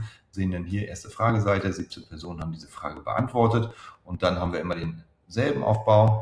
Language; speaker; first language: German; native; German